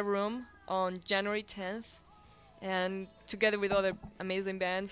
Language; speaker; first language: English; non-native, fluent; Spanish